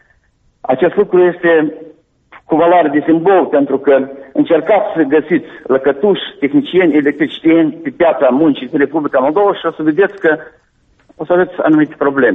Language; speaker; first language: Romanian; native; Romanian